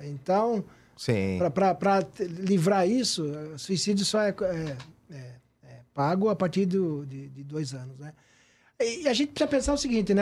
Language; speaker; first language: Portuguese; native; Portuguese